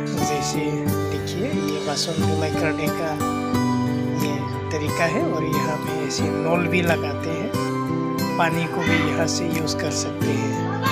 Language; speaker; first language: Hindi; non-native, local second language; Bodo